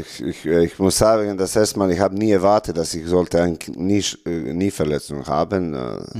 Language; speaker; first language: German; non-native, learner; Serbian